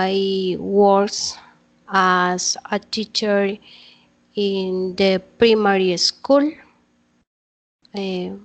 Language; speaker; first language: English; non-native, learner; Spanish